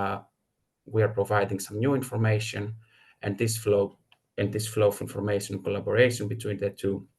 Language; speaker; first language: English; non-native, fluent; Greek